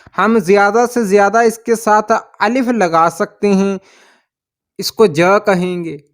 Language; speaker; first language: Urdu; native; Urdu